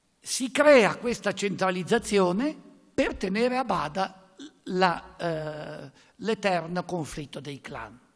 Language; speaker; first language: Italian; native; Italian